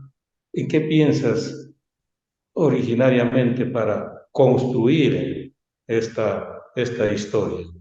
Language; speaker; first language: Spanish; native; Spanish